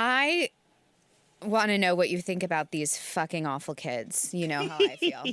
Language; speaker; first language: English; native; English